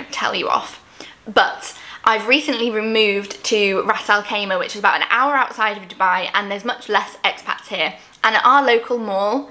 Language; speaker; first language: English; native; English